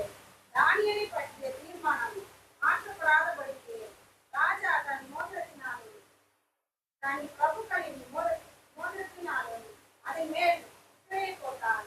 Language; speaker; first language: Tamil; native; Tamil